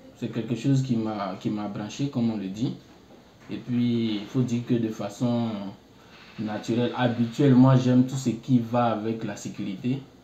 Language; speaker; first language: French; non-native, local second language; Baoulé